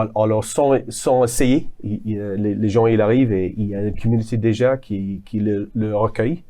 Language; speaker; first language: French; non-native, fluent; English